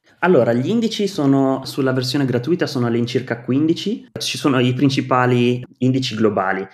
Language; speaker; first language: Italian; native; Italian